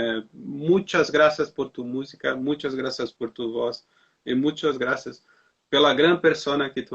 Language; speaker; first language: Spanish; non-native, learner; Portuguese